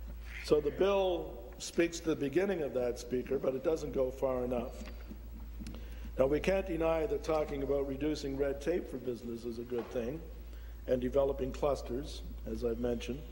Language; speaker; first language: English; native; English